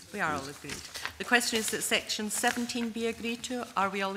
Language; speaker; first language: English; native; English